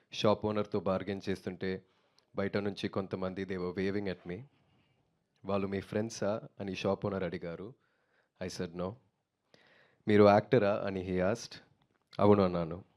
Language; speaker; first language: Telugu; non-native, learner; Tamil